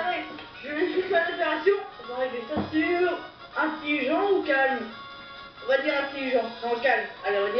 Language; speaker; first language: French; native; French